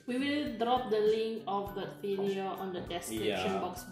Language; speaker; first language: English; non-native, fluent; Indonesian